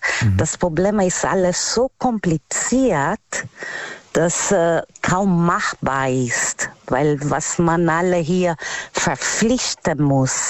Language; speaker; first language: German; non-native, learner; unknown